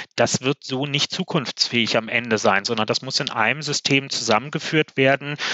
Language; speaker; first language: German; native; German